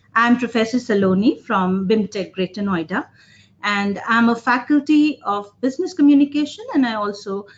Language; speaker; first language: English; non-native, local second language; Hindi